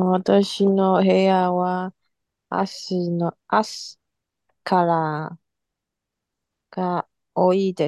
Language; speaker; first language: Japanese; non-native, learner; Chinese